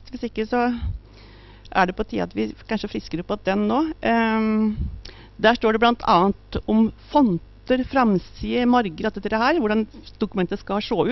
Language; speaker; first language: Norwegian; native; Norwegian